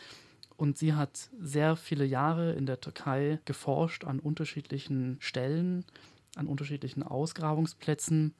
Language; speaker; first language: German; native; German